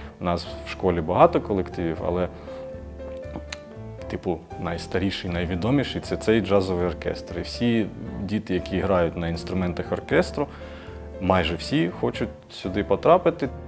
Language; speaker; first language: Ukrainian; native; Ukrainian